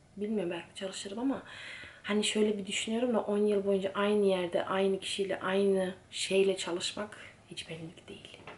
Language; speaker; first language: Turkish; early bilingual, heritage; Turkish